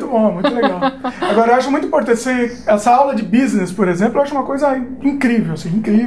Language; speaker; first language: Portuguese; native; Portuguese